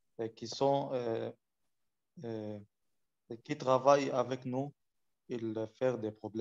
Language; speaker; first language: French; non-native, learner; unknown